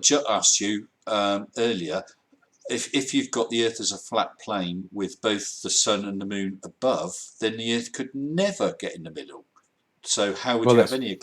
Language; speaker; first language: English; native; English